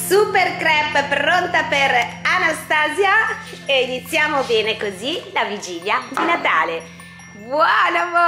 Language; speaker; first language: Italian; native; Italian